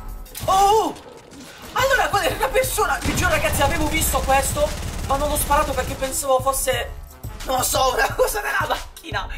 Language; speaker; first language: Italian; native; Italian